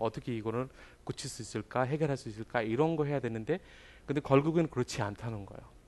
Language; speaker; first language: Korean; non-native, fluent; Bangla